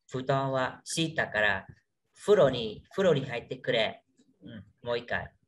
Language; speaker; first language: Japanese; non-native, fluent; Vietnamese